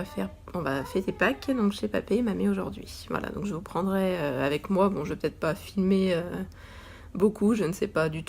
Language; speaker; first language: French; native; French